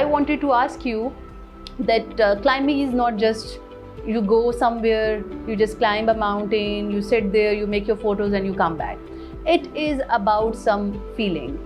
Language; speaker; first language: English; non-native, fluent; Urdu